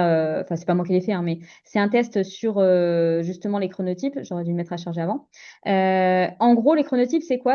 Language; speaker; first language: French; native; French